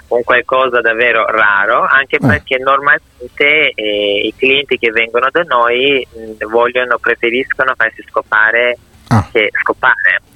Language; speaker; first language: Italian; non-native, fluent; Turkish